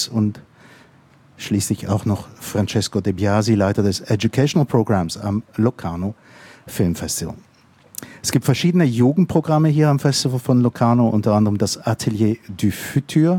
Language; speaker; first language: German; native; German